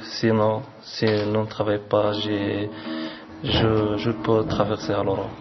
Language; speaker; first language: French; non-native, learner; Arabic